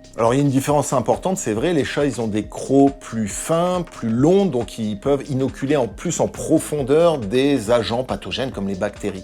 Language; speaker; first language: French; native; French